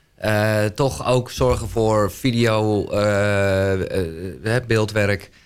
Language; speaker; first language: Dutch; native; Dutch